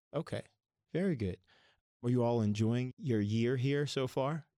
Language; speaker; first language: English; native; English